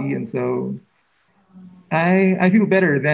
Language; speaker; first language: English; non-native, local second language; Filipino